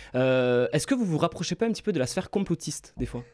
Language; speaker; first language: French; native; French